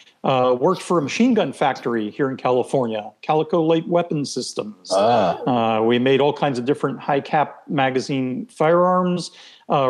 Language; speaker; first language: English; non-native, fluent; Hebrew